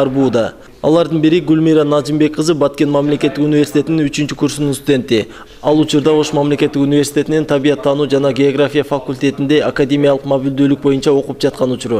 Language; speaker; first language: Kyrgyz; native; Kyrgyz